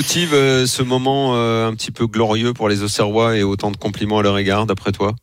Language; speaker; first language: French; native; French